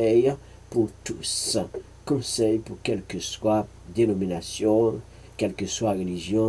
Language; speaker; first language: French; non-native, learner; Haitian Creole